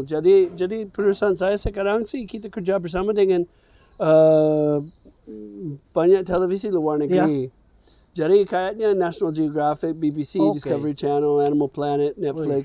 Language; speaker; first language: Indonesian; non-native, fluent; English